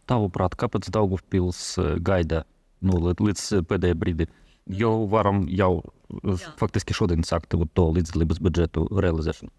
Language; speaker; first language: Latvian; non-native, local second language; Russian